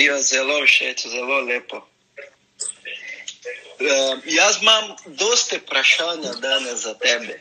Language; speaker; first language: Slovenian; non-native, learner; Portuguese